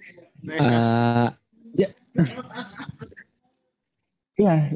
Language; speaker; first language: Japanese; non-native, fluent; Indonesian